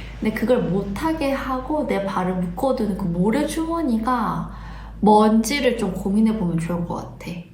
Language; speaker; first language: Korean; native; Korean